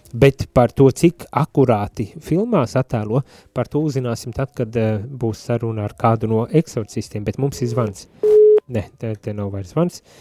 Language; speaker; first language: Latvian; native; Latvian